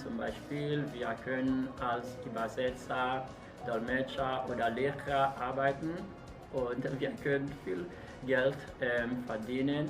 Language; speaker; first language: German; non-native, learner; French